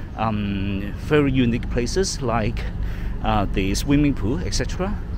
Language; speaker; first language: English; non-native, local second language; Cantonese